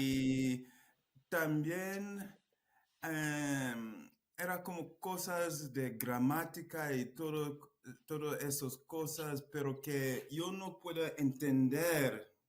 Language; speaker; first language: Spanish; non-native, fluent; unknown